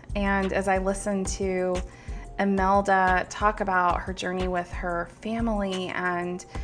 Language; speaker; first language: English; early bilingual, other home language; Filipino